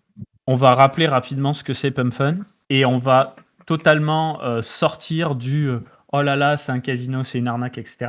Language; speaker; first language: French; native; French